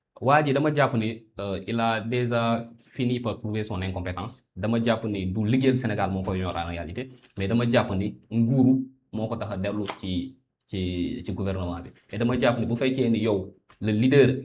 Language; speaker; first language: Wolof; non-native, local second language; Jola-Fonyi